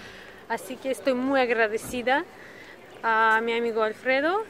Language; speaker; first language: Spanish; non-native, learner; Russian